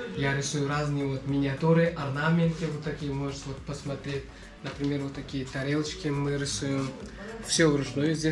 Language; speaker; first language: Russian; non-native, local second language; Uzbek